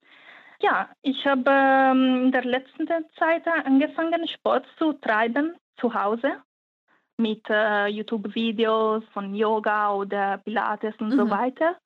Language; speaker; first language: German; non-native, learner; Italian